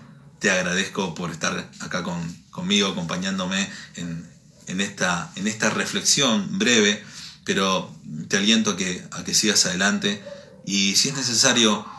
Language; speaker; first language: Spanish; native; Spanish